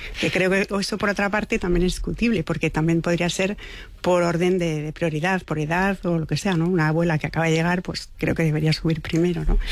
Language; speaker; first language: Spanish; non-native, fluent; French